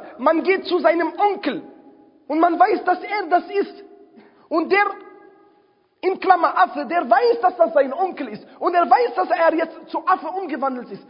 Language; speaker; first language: German; non-native, fluent; Arabic